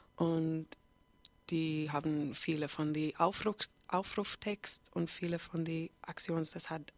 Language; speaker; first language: German; non-native, learner; English